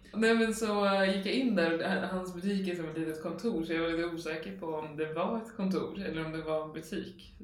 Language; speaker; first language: Swedish; native; Swedish